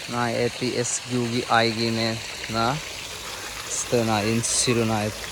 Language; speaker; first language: Armenian; non-native, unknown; Hindi